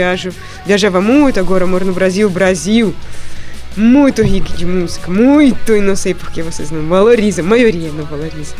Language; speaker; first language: Portuguese; non-native, fluent; Russian